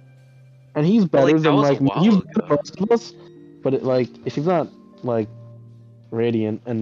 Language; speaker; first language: English; native; English